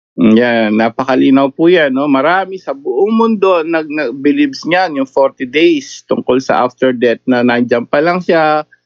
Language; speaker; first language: Filipino; native; Filipino